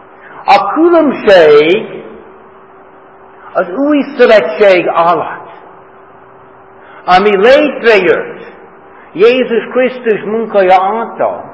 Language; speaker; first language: Hungarian; non-native, fluent; English